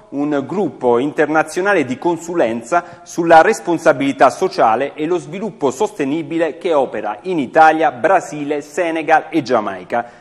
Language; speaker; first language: Italian; early bilingual, other home language; Spanish